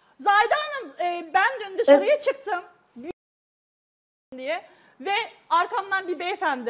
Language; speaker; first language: Turkish; native; Turkish